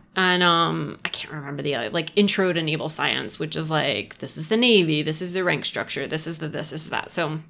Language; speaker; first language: English; native; English